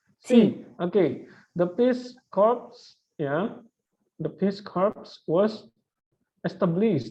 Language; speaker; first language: English; non-native, fluent; Indonesian